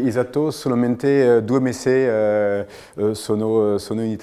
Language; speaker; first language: Italian; non-native, fluent; French